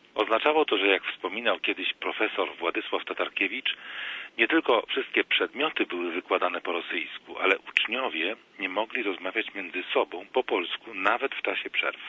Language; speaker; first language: Polish; native; Polish